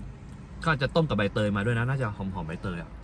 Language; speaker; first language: Thai; native; Thai